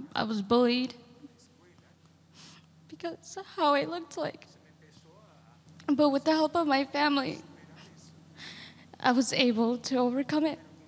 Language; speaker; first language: English; native; English